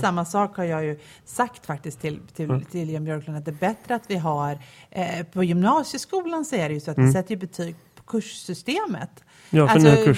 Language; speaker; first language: Swedish; native; Swedish